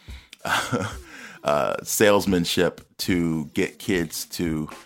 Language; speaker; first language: English; native; English